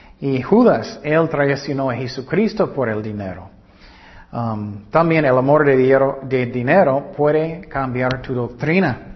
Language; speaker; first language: Spanish; non-native, learner; English